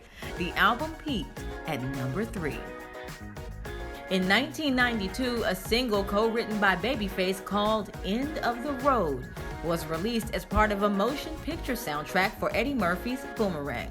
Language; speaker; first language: English; native; English